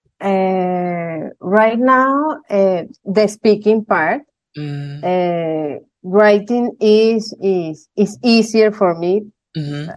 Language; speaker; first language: English; non-native, learner; Spanish